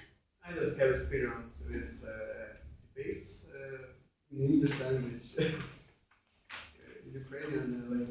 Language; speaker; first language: English; non-native, learner; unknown